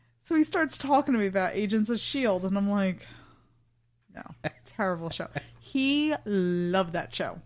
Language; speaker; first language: English; native; English